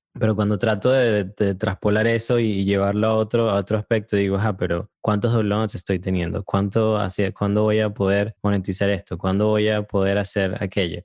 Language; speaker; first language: Spanish; native; Spanish